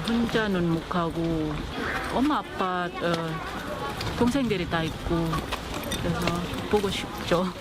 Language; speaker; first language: Korean; non-native, learner; Filipino